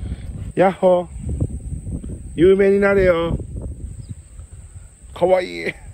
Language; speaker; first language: Japanese; native; Japanese